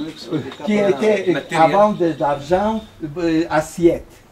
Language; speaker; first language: French; non-native, learner; Polish